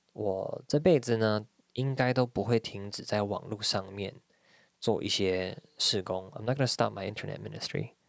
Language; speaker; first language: Chinese; native; Chinese